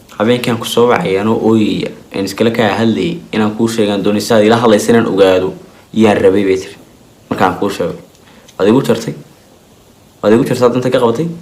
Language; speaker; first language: Somali; native; Somali